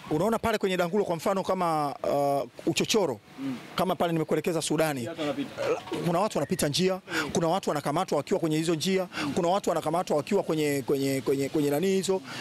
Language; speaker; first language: Swahili; native; Swahili